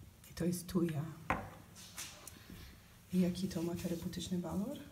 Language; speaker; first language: Polish; non-native, learner; English